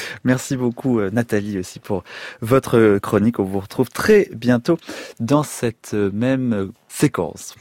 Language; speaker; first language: French; native; French